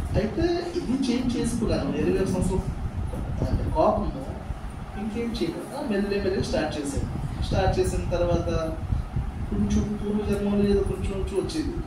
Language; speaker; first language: Telugu; non-native, local second language; Urdu